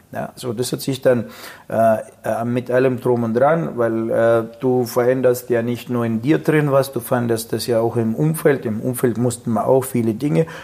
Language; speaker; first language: German; non-native, fluent; Russian